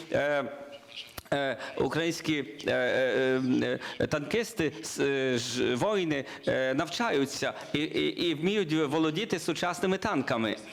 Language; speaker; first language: Ukrainian; non-native, learner; Polish